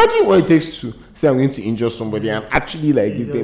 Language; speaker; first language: English; non-native, local second language; Yoruba